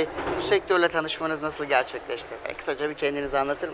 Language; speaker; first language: Turkish; native; Turkish